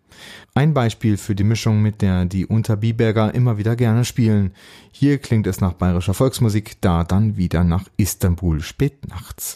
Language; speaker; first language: German; native; German